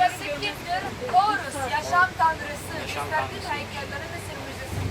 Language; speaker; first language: Turkish; non-native, learner; Arabic